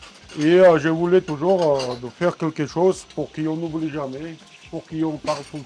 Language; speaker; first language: French; non-native, learner; Georgian